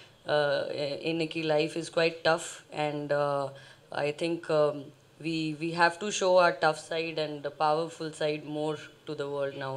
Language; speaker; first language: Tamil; non-native, fluent; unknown